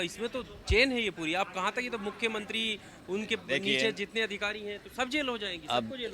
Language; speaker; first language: Hindi; native; Hindi